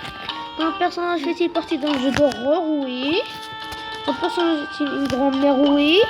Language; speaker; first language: French; non-native, local second language; Arabic